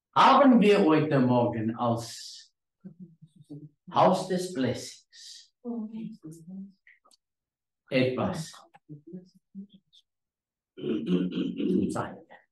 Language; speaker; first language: German; non-native, learner; Afrikaans